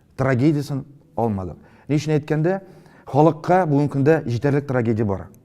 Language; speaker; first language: Tatar; native; Tatar